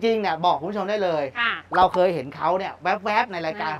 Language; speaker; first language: Thai; native; Thai